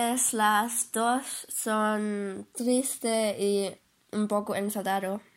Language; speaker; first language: Spanish; non-native, learner; German